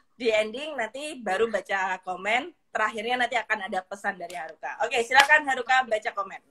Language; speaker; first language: Indonesian; native; Indonesian